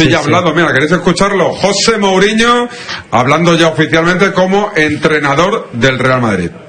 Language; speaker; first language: Spanish; native; Spanish